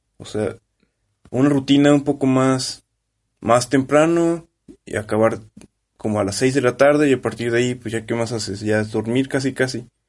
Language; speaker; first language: Spanish; native; Spanish